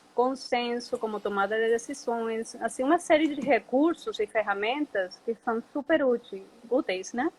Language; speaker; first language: Portuguese; non-native, fluent; Spanish